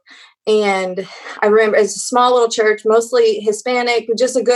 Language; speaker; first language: English; native; English